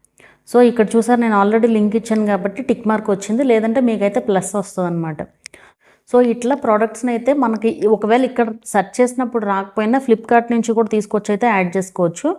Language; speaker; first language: Telugu; native; Telugu